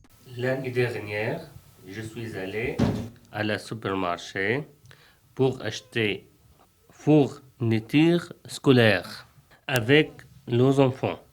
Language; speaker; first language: French; non-native, learner; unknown